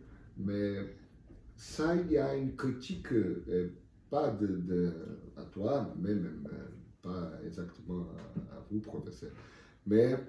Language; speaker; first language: French; non-native, learner; Portuguese